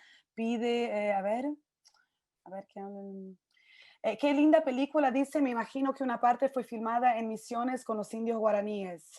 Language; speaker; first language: Spanish; native; Spanish